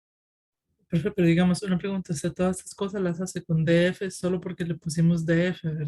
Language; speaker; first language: Spanish; native; Spanish